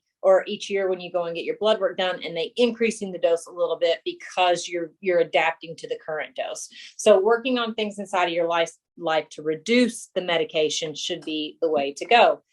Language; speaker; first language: English; native; English